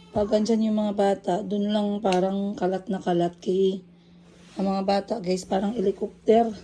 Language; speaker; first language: Filipino; non-native, local second language; Cebuano